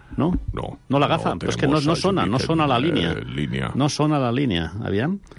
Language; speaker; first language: Catalan; non-native, local second language; Spanish